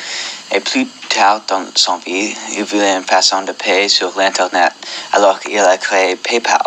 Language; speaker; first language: French; non-native, local second language; English